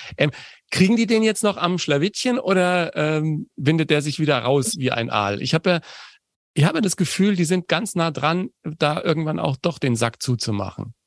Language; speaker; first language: German; native; German